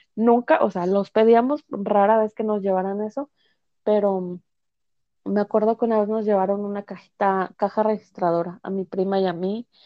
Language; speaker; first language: Spanish; native; Spanish